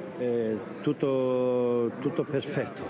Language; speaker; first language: Italian; non-native, fluent; Swedish